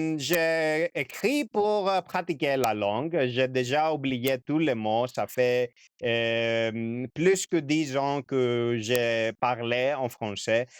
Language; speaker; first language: French; non-native, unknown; Greek